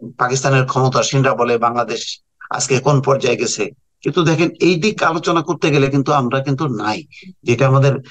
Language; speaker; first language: Bangla; native; Bangla